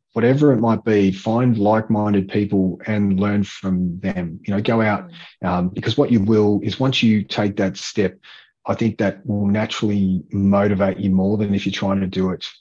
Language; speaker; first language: English; native; English